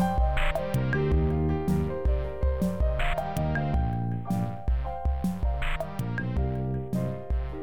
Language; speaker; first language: English; native; English